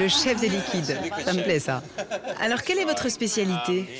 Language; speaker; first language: French; native; French